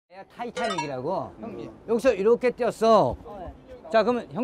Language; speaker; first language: Korean; native; Korean